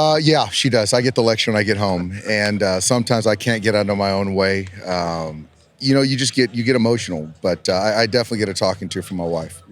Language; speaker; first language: English; native; English